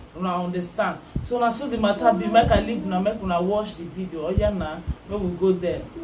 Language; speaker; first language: Nigerian Pidgin; native; Nigerian Pidgin